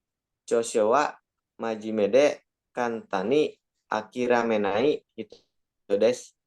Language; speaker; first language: Japanese; non-native, learner; Indonesian